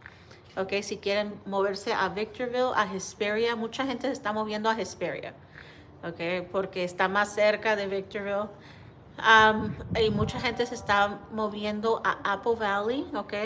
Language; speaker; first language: Spanish; early bilingual, heritage; Spanish